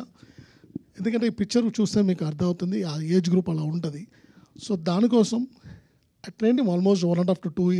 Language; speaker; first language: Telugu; non-native, learner; Tamil